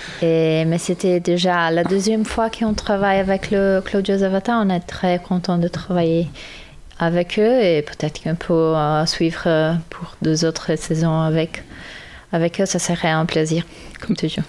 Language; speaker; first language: French; non-native, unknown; Portuguese